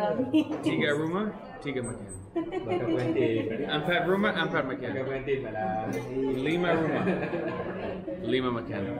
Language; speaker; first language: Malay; non-native, learner; English